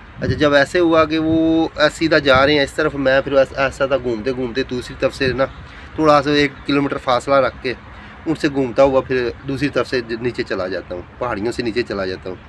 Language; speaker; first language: Urdu; non-native, local second language; Punjabi